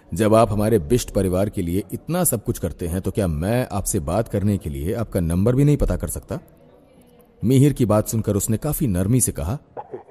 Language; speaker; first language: Hindi; native; Hindi